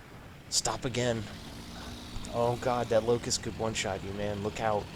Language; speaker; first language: English; native; English